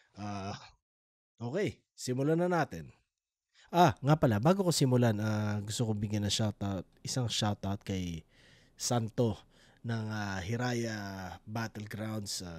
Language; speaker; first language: Filipino; native; Filipino